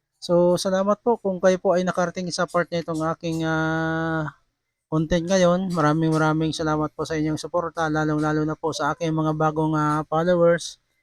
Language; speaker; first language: Filipino; non-native, local second language; Bikol